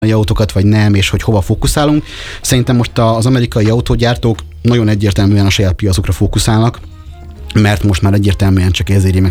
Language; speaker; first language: Hungarian; native; Hungarian